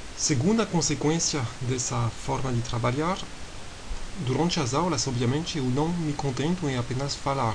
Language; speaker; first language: Portuguese; non-native, fluent; French